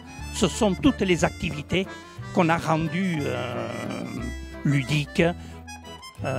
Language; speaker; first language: French; native; French